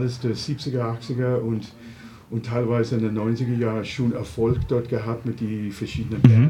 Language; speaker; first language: German; non-native, fluent; English